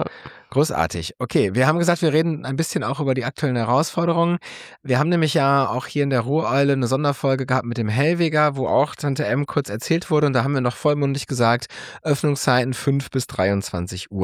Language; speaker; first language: German; native; German